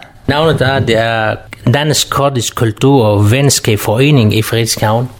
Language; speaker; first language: Danish; non-native, fluent; Kurdish